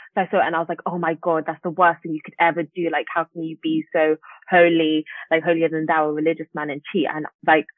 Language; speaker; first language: English; native; English